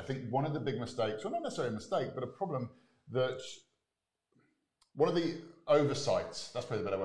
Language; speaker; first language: English; native; English